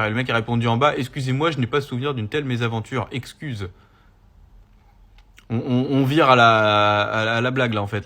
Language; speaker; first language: French; native; French